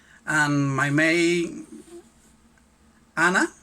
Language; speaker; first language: English; non-native, learner; Spanish